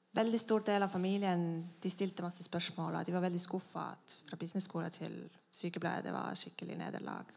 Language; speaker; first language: Norwegian; non-native, fluent; Estonian